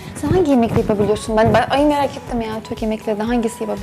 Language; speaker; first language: Turkish; non-native, fluent; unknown